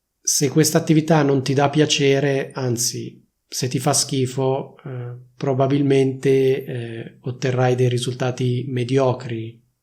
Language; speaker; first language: Italian; native; Italian